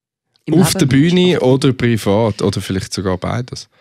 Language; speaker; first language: German; native; German